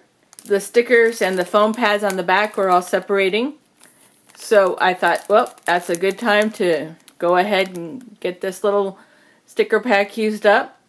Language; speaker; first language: English; native; English